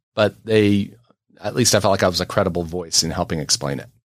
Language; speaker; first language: English; native; English